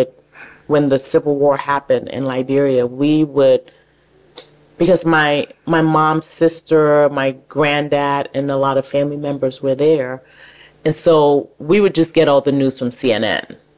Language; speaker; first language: English; native; English